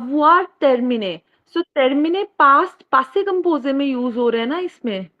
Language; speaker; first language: French; non-native, learner; Hindi